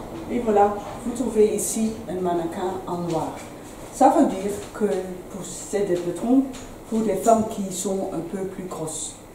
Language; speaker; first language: French; non-native, learner; Dutch